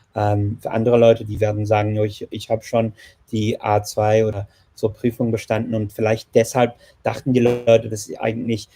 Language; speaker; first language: German; non-native, fluent; English